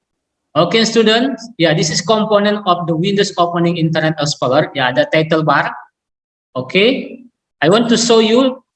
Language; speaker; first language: English; non-native, learner; Indonesian